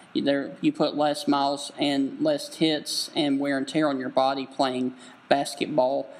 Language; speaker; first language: English; native; English